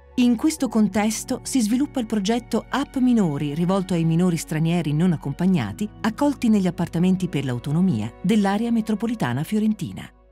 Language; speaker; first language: Italian; native; Italian